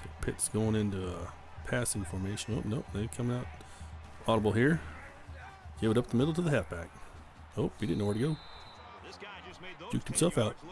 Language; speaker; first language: English; native; English